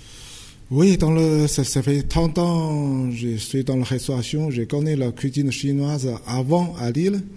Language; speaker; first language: French; non-native, fluent; Chinese